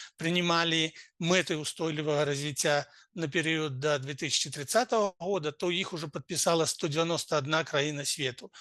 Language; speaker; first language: Belarusian; non-native, local second language; Russian